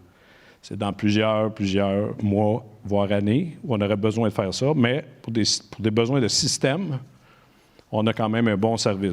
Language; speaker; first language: French; native; French